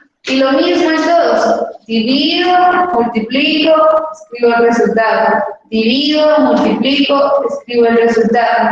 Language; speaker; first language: Spanish; native; Spanish